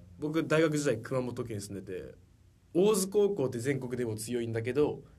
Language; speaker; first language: Japanese; native; Japanese